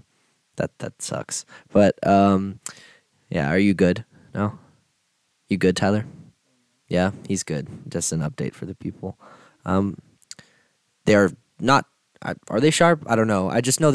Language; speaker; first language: English; native; English